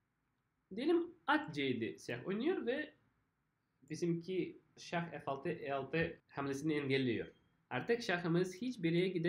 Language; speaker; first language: Turkish; non-native, fluent; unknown